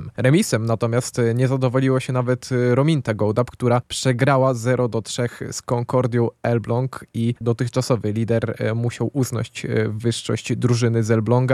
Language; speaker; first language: Polish; native; Polish